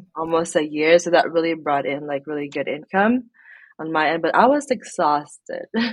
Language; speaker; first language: English; non-native, local second language; Filipino